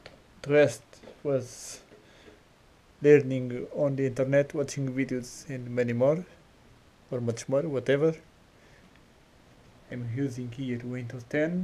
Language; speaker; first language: English; non-native, learner; Portuguese